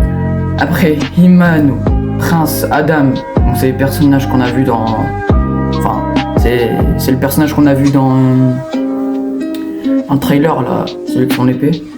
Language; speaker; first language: French; native; French